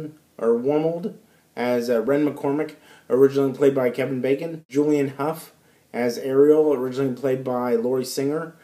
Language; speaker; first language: English; native; English